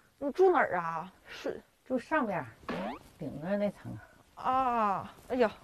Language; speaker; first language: Chinese; native; Chinese